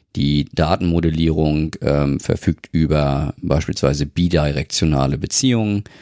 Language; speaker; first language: German; native; German